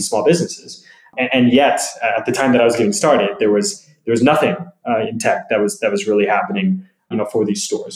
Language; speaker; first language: English; native; English